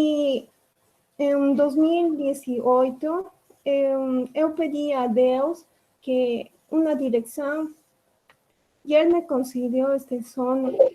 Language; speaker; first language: Portuguese; non-native, learner; Spanish